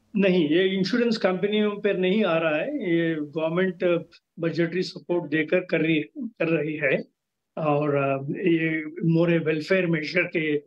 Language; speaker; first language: Hindi; non-native, local second language; Telugu